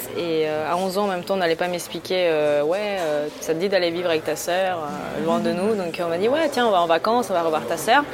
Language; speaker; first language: French; early bilingual, other home language; Spanish